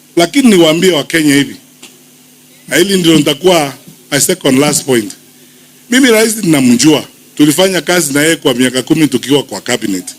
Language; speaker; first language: Swahili; non-native, local second language; Gusii